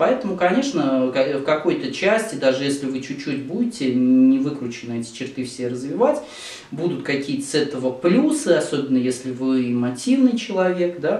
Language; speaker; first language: Russian; native; Russian